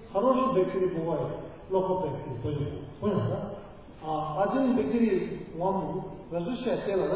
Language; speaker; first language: Russian; non-native, learner; Tibetan